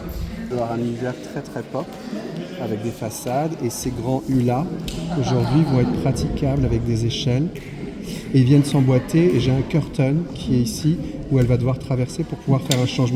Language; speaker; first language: French; native; French